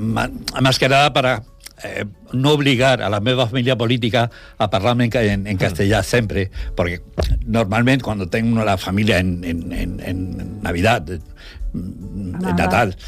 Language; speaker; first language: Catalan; non-native, learner; Spanish